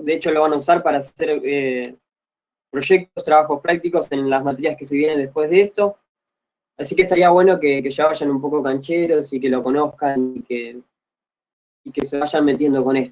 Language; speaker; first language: Spanish; native; Spanish